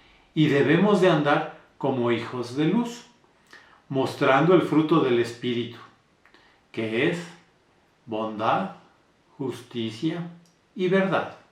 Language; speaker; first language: Spanish; native; Spanish